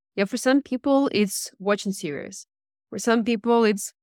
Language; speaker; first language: English; non-native, fluent; Russian